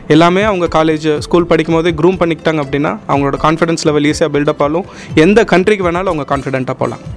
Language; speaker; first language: Tamil; native; Tamil